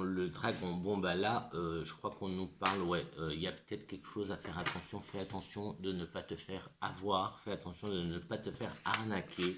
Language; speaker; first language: French; native; French